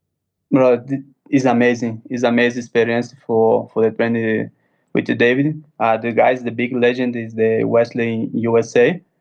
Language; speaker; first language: English; non-native, learner; Portuguese